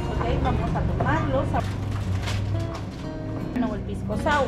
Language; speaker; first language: Spanish; native; Spanish